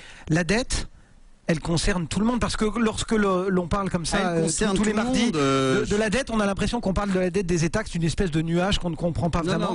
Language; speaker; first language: French; native; French